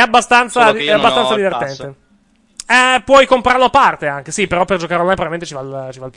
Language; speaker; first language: Italian; native; Italian